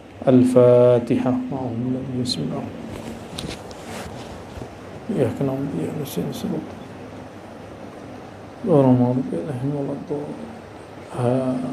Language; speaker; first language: Arabic; non-native, fluent; Indonesian